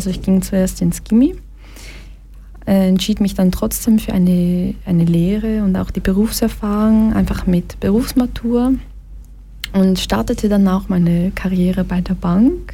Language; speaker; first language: German; early bilingual, other home language; Portuguese